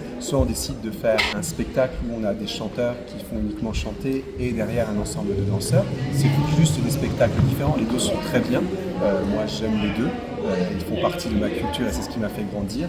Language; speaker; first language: French; native; French